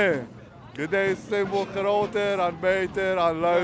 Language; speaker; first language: Dutch; non-native, learner; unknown